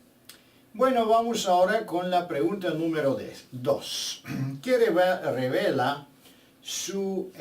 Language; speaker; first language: Spanish; non-native, fluent; Bulgarian